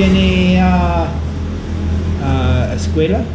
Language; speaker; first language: Spanish; non-native, learner; English